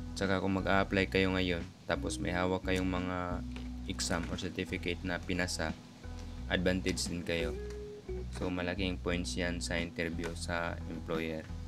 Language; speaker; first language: Filipino; native; Filipino